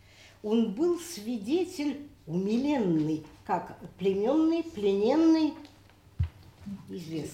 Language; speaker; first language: Russian; native; Russian